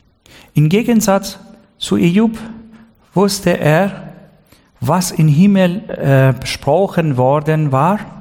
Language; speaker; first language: German; non-native, learner; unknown